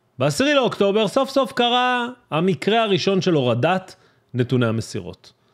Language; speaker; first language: Hebrew; native; Hebrew